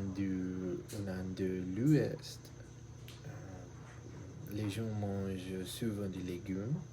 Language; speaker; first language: French; non-native, learner; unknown